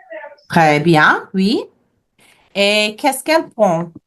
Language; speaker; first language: French; non-native, fluent; English